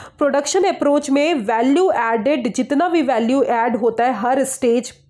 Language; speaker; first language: Hindi; native; Hindi